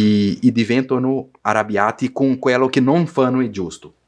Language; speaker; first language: Italian; non-native, learner; Portuguese